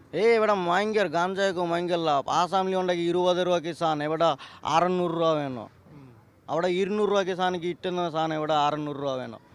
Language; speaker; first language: Malayalam; non-native, local second language; Bangla